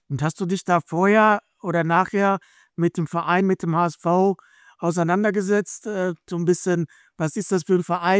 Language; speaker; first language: German; native; German